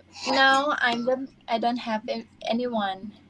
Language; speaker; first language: English; non-native, learner; Thai